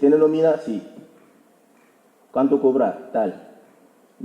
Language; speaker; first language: Spanish; non-native, fluent; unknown